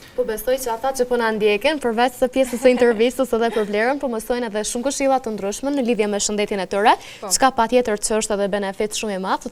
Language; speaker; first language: Albanian; native; Albanian